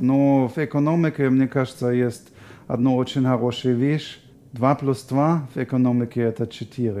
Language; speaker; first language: Russian; non-native, fluent; German